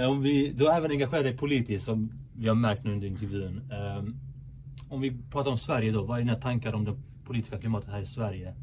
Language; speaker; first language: Swedish; native; Swedish